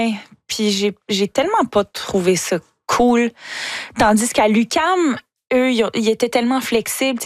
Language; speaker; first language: French; native; French